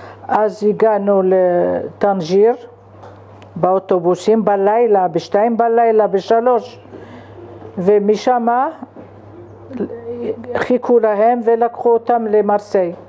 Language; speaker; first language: Hebrew; non-native, fluent; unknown